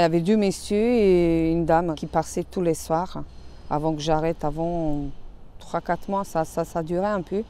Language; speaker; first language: French; non-native, fluent; Romanian